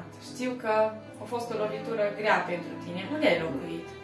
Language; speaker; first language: Romanian; native; Romanian